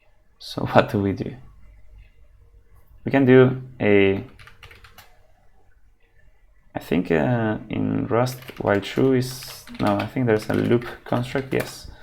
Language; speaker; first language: English; non-native, fluent; Spanish